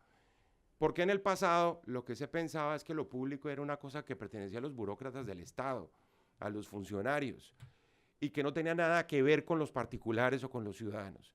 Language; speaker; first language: Spanish; native; Spanish